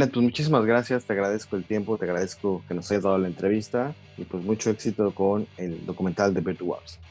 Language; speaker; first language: Spanish; native; Spanish